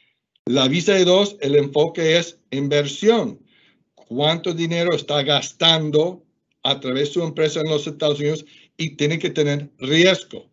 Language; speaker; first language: Spanish; non-native, fluent; English